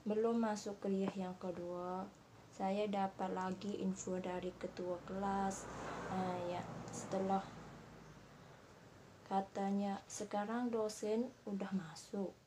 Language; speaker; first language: Indonesian; non-native, learner; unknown